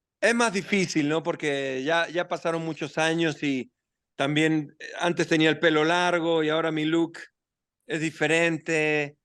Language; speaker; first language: Spanish; native; Spanish